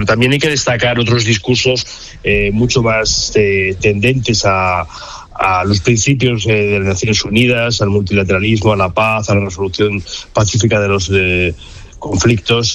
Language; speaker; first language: Spanish; native; Spanish